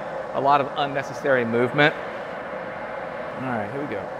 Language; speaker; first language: English; native; English